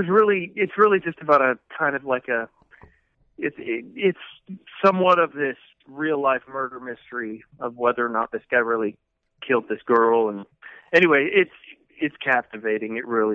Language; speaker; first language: English; native; English